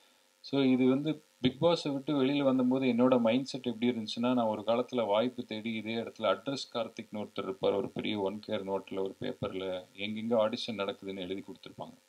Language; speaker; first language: Tamil; native; Tamil